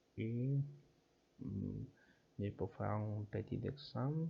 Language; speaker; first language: French; non-native, learner; Spanish